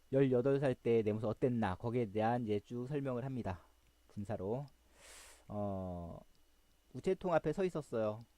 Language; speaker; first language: Korean; native; Korean